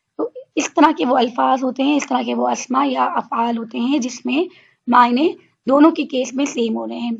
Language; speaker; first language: Urdu; native; Urdu